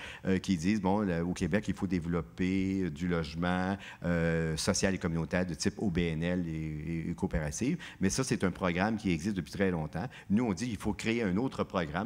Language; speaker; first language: French; native; French